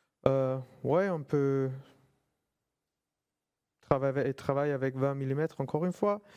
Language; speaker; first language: French; non-native, fluent; German